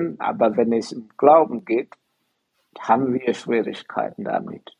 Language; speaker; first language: German; non-native, fluent; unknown